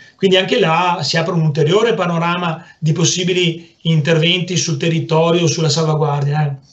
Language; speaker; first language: Italian; native; Italian